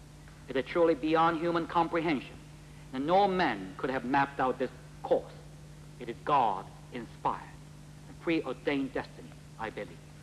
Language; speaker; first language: English; non-native, local second language; Korean